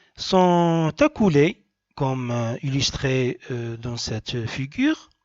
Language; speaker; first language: French; non-native, local second language; Arabic